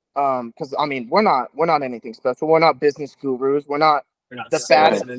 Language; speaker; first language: English; native; English